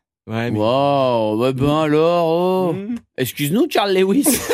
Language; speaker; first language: French; native; French